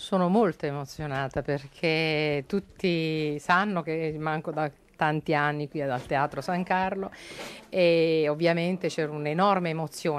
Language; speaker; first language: Italian; native; Italian